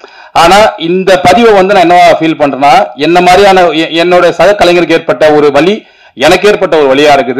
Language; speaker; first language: Tamil; native; Tamil